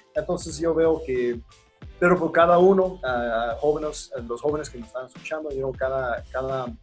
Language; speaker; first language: Spanish; early bilingual, heritage; Spanish